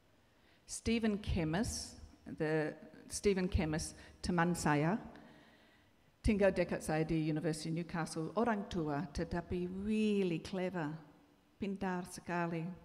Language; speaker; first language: Indonesian; non-native, learner; English